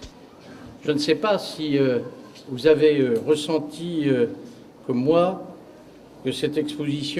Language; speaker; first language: French; native; French